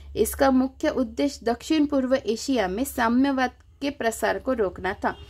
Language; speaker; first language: Hindi; non-native, local second language; Marathi